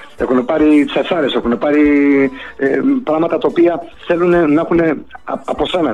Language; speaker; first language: Greek; early bilingual, heritage; Greek